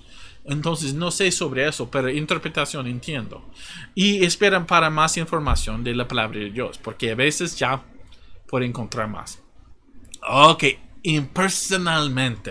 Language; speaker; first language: Spanish; non-native, fluent; English